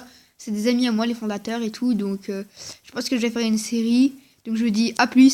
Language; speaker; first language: French; native; French